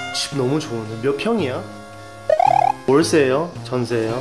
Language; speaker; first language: Korean; non-native, fluent; English